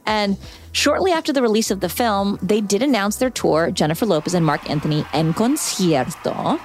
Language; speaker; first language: English; native; English